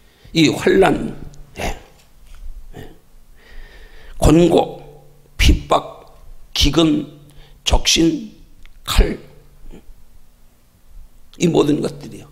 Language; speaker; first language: Korean; native; Korean